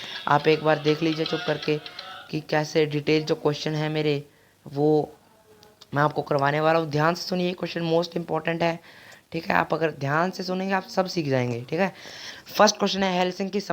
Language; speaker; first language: Hindi; native; Hindi